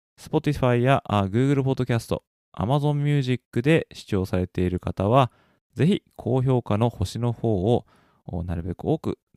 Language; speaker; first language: Japanese; native; Japanese